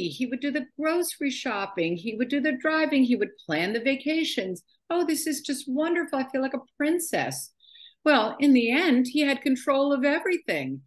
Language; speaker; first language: English; native; English